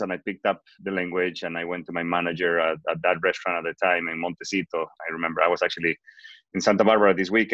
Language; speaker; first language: English; non-native, fluent; Spanish